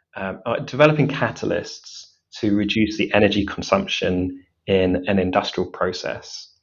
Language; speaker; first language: English; native; English